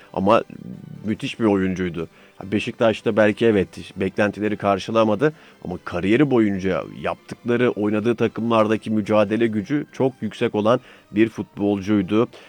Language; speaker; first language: Turkish; native; Turkish